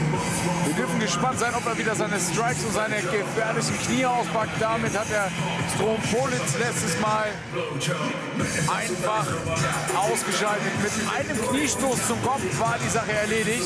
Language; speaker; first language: German; native; German